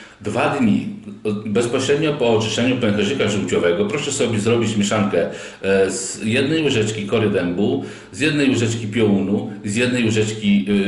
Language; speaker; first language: Polish; native; Polish